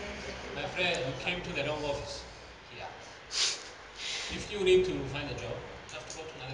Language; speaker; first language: English; non-native, local second language; Greek